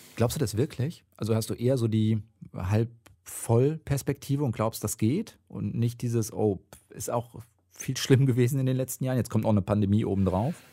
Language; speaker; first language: German; native; German